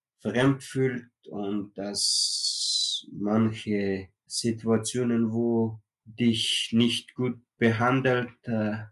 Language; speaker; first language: German; non-native, learner; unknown